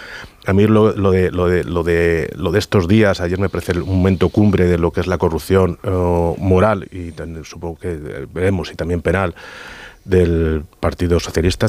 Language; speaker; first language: Spanish; native; Spanish